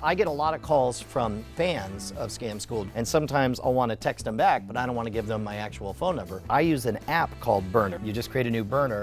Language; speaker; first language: English; native; English